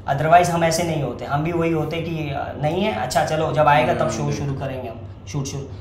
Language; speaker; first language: Hindi; native; Hindi